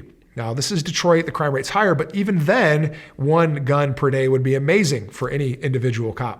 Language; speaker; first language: English; native; English